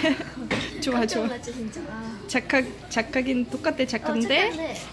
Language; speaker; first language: Korean; non-native, fluent; Russian